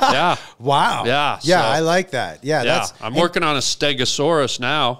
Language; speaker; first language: English; native; English